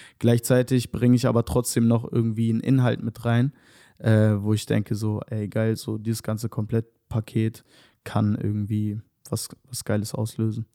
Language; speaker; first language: German; native; German